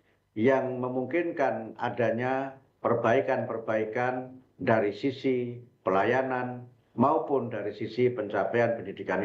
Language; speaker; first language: Indonesian; native; Indonesian